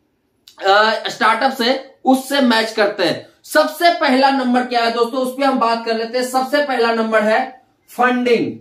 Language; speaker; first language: Hindi; native; Hindi